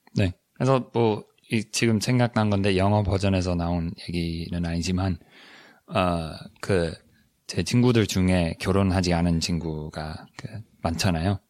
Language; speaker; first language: Korean; non-native, fluent; English